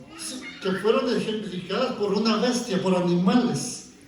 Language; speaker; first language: Spanish; native; Spanish